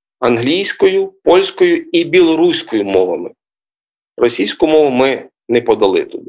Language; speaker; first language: Ukrainian; native; Ukrainian